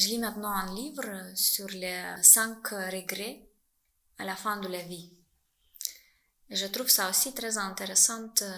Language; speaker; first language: French; non-native, fluent; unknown